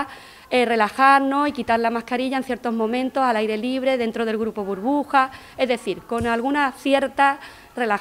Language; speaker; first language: Spanish; native; Spanish